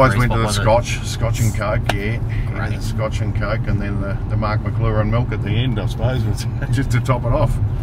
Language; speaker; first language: English; native; English